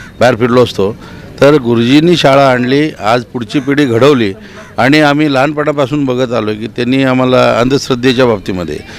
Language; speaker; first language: Marathi; non-native, local second language; Lambadi